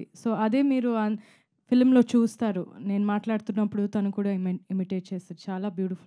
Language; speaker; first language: Telugu; non-native, fluent; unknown